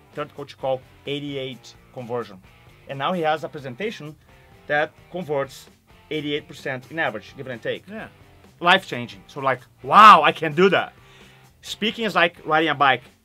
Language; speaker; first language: English; non-native, fluent; Portuguese